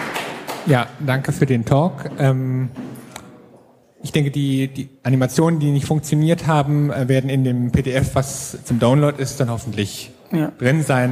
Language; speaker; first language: German; native; German